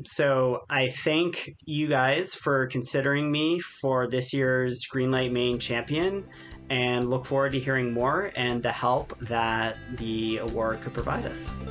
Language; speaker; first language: English; native; English